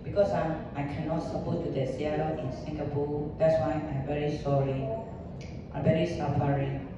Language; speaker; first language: English; non-native, learner; Burmese